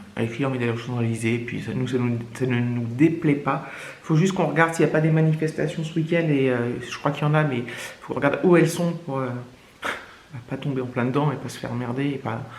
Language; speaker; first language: French; native; French